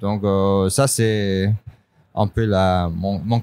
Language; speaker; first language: French; non-native, fluent; Spanish